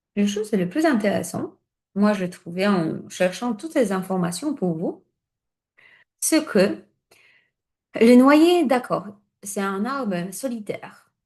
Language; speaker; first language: French; non-native, fluent; Polish